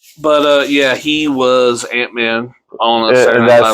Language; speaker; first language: English; native; English